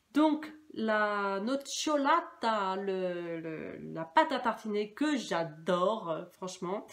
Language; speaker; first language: French; native; French